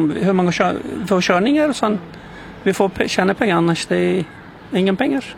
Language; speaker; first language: Swedish; non-native, local second language; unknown